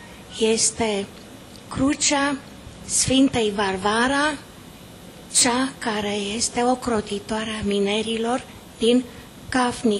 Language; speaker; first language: Romanian; native; Romanian